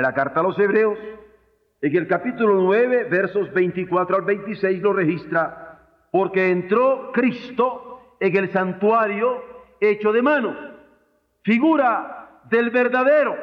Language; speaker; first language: Spanish; native; Spanish